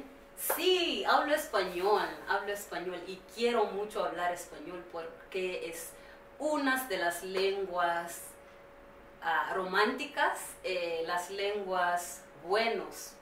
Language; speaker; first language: Spanish; non-native, learner; Swahili